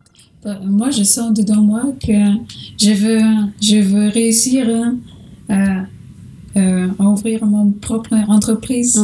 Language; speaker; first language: French; non-native, learner; Portuguese